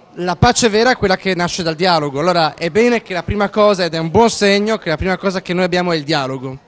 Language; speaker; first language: Italian; native; Italian